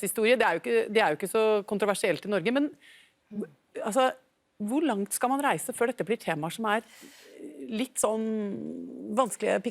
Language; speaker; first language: Norwegian; native; Norwegian